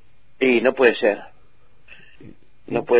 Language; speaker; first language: Spanish; native; Spanish